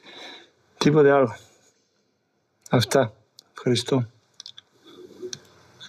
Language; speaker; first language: Greek; non-native, learner; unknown